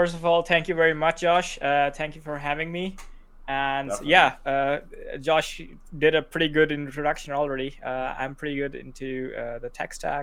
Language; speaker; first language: English; non-native, local second language; Urdu